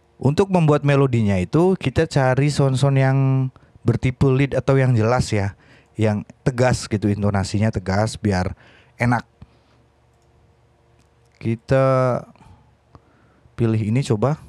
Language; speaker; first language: Indonesian; native; Indonesian